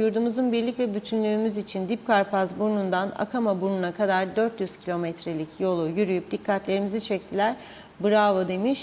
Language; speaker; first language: Turkish; native; Turkish